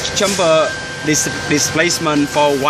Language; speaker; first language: English; non-native, learner; Vietnamese